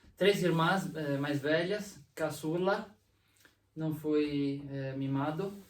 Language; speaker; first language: Portuguese; non-native, fluent; Italian